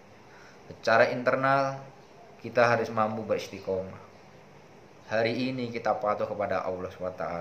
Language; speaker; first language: Indonesian; native; Indonesian